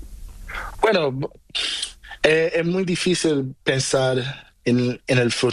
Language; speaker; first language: Spanish; non-native, learner; Portuguese